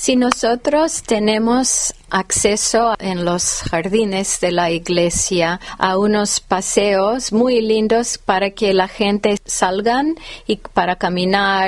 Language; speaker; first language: Spanish; non-native, fluent; English